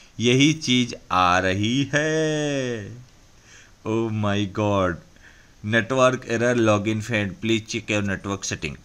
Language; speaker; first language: Hindi; native; Hindi